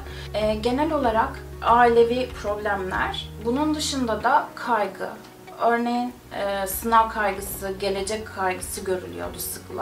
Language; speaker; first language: Turkish; native; Turkish